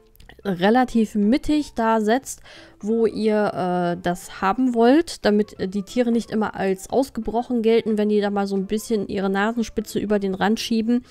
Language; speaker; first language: German; native; German